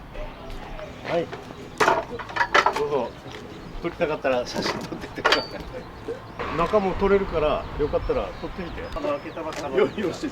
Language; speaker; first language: Japanese; native; Japanese